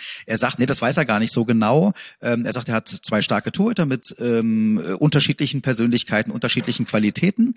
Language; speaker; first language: German; native; German